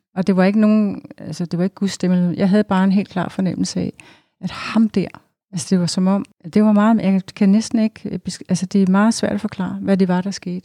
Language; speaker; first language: Danish; native; Danish